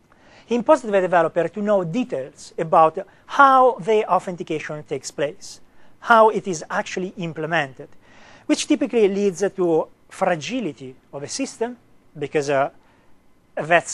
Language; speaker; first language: English; non-native, fluent; Italian